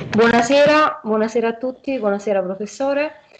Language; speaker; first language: Italian; non-native, fluent; Albanian